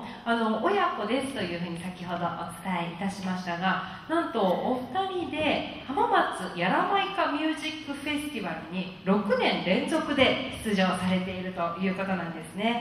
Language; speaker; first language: Japanese; native; Japanese